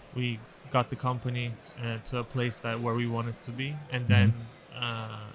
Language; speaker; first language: English; non-native, fluent; Turkish